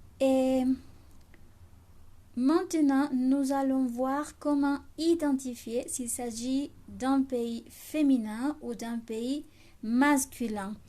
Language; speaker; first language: French; non-native, fluent; Spanish